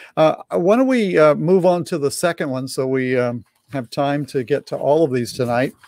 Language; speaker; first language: English; native; English